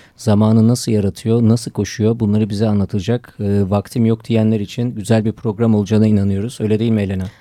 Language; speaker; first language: Turkish; native; Turkish